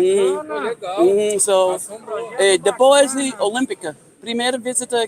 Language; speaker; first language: Portuguese; non-native, learner; English